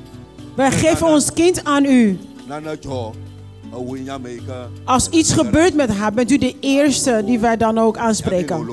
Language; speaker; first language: Dutch; non-native, fluent; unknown